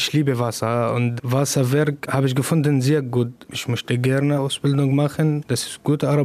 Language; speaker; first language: German; non-native, learner; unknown